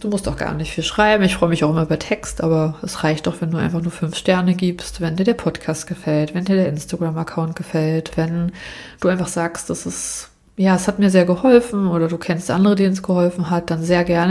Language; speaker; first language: German; native; German